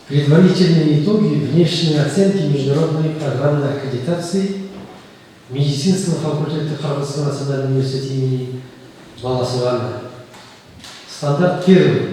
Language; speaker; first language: Russian; non-native, local second language; Kazakh